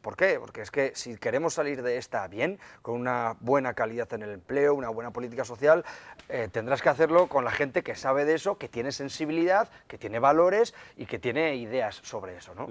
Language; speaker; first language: Spanish; native; Spanish